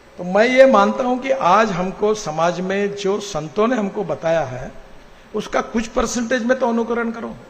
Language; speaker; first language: Hindi; non-native, local second language; Marathi